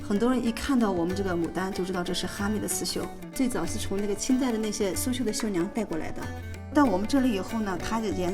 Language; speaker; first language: Chinese; native; Chinese